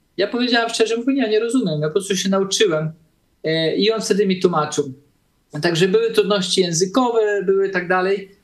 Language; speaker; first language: Polish; early bilingual, heritage; Polish